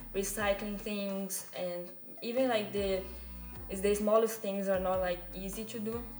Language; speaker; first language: English; non-native, fluent; Portuguese